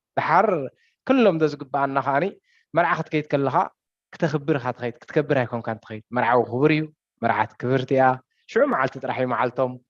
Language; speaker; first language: Tigrinya; native; Tigrinya